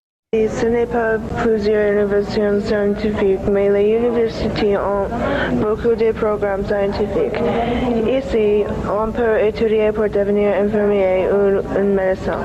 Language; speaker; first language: French; non-native, learner; English